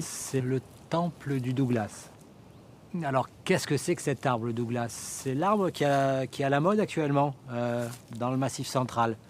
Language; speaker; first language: French; native; French